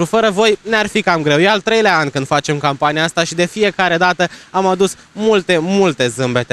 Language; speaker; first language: Romanian; native; Romanian